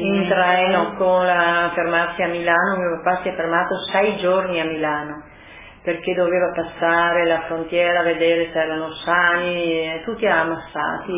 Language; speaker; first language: Italian; early bilingual, other home language; French